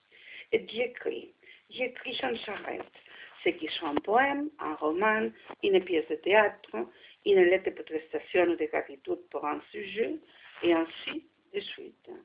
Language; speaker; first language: French; non-native, learner; Spanish